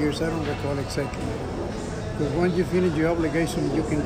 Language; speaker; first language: English; non-native, fluent; Spanish